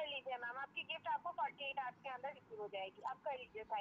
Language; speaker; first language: Hindi; native; Hindi